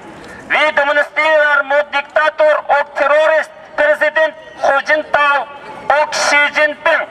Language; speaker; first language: Swedish; non-native, learner; Uyghur